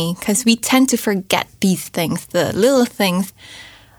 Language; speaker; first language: English; native; English